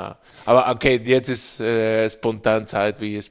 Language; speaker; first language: German; non-native, learner; Spanish